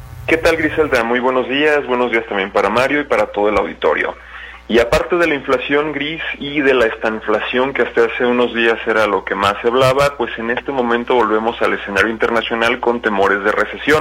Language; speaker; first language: Spanish; native; Spanish